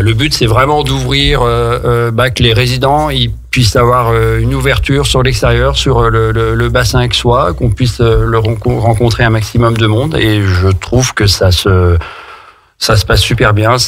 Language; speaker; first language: French; native; French